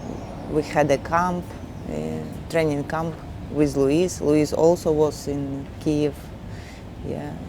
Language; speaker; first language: English; non-native, learner; Ukrainian